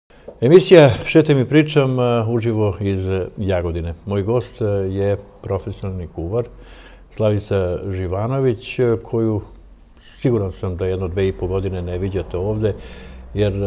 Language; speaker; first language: Croatian; native; Croatian